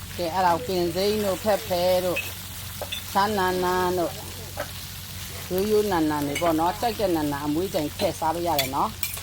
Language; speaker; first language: Burmese; non-native, local second language; Shan